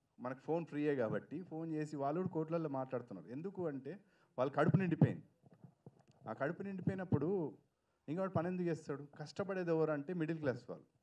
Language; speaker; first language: Telugu; native; Telugu